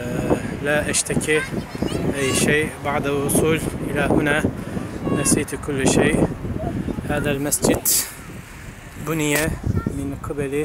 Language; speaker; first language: Arabic; non-native, fluent; Turkish